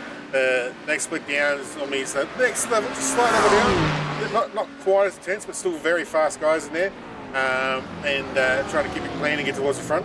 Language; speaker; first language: English; native; English